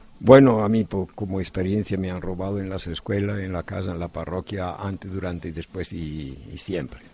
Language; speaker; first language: Spanish; non-native, fluent; Italian